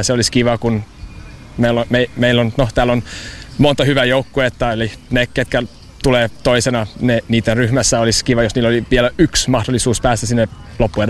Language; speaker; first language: Finnish; non-native, fluent; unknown